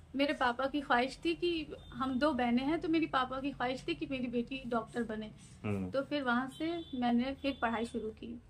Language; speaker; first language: Hindi; native; Hindi